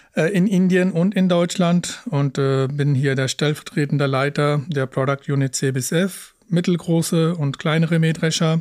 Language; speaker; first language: German; early bilingual, other home language; Punjabi